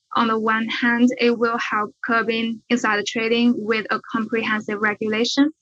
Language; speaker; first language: English; non-native, fluent; Chinese